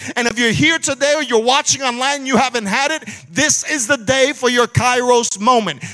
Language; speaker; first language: English; early bilingual, other home language; Spanish